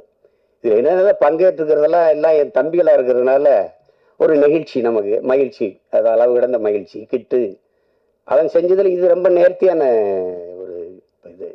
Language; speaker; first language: Tamil; native; Tamil